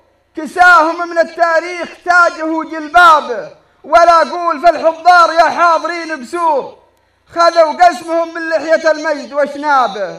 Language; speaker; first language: Arabic; native; Arabic